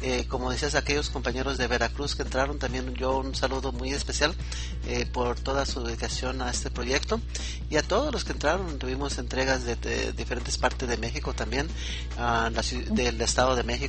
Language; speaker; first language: Spanish; native; Spanish